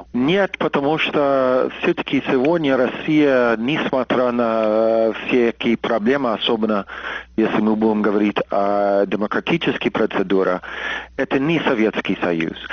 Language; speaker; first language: Russian; non-native, fluent; English